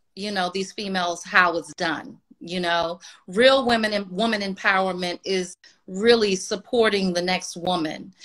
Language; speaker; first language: English; native; English